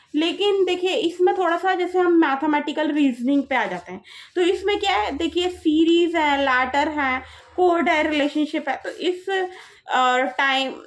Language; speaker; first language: Hindi; native; Hindi